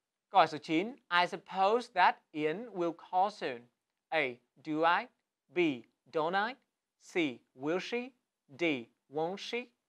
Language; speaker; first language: English; non-native, fluent; Vietnamese